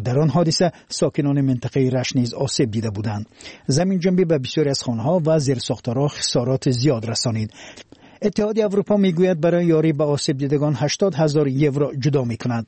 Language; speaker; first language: Persian; native; Persian